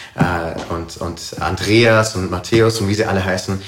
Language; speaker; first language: German; native; German